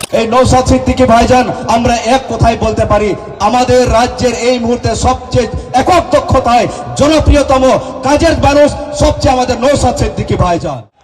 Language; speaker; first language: Bangla; non-native, local second language; Santali